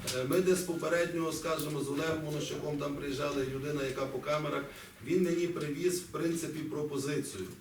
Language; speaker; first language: Ukrainian; native; Ukrainian